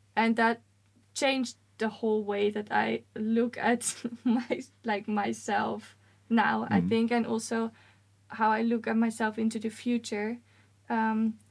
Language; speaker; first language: English; non-native, fluent; Dutch